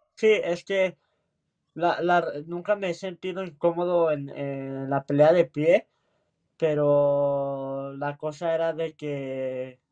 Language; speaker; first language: Spanish; early bilingual, heritage; Spanish